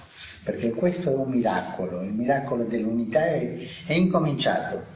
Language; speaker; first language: Italian; non-native, fluent; Spanish